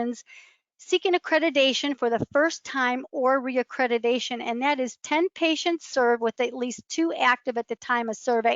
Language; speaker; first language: English; native; English